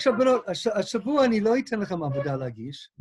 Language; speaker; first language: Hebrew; non-native, fluent; English